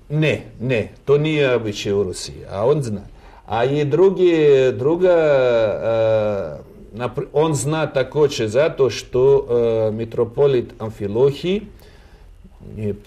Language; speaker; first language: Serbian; non-native, learner; Russian